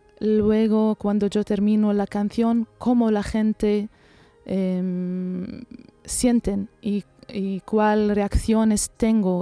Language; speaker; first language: Spanish; non-native, learner; Arabic